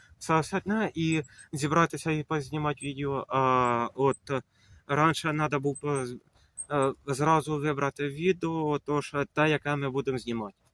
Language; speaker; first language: Ukrainian; native; Ukrainian